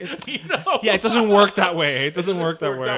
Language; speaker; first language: English; native; English